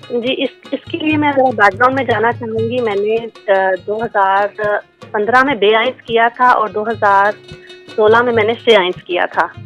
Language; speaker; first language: Urdu; native; Urdu